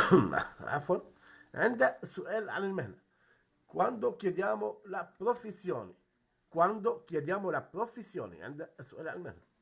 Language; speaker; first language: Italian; non-native, fluent; Arabic